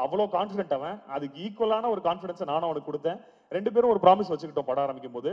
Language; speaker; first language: Tamil; native; Tamil